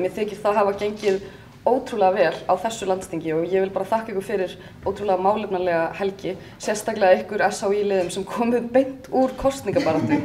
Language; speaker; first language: Icelandic; native; Icelandic